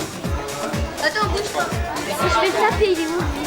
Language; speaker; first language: French; native; French